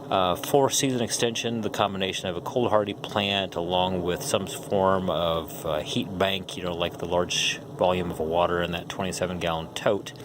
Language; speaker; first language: English; native; English